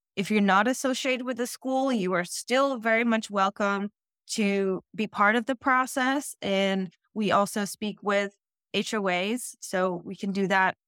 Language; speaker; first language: English; early bilingual, other home language; Dutch